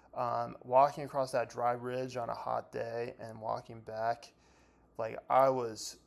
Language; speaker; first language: English; native; English